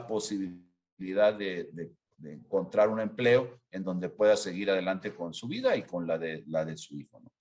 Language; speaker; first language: Spanish; native; Spanish